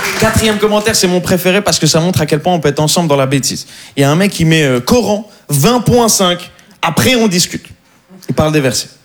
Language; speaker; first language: French; native; French